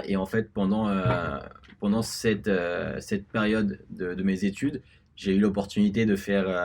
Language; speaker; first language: French; early bilingual, other home language; Spanish